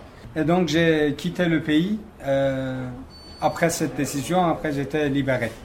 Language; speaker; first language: French; non-native, fluent; Kurdish